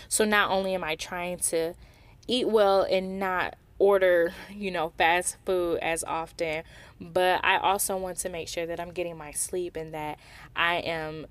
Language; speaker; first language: English; native; English